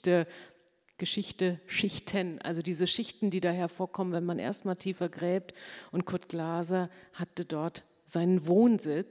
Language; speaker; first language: German; native; German